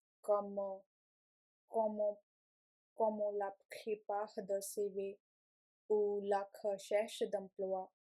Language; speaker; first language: French; non-native, learner; Punjabi